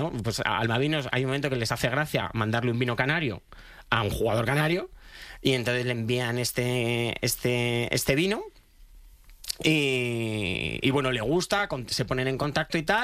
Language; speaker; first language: Spanish; native; Spanish